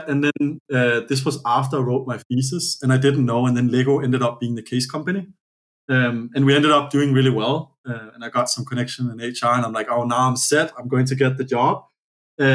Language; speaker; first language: English; non-native, fluent; Danish